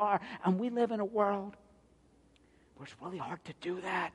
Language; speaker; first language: English; native; English